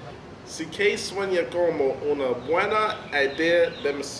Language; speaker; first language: Spanish; non-native, learner; English